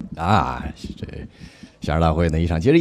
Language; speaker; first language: Chinese; native; Chinese